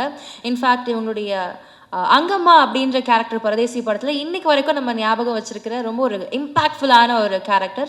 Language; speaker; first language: Tamil; native; Tamil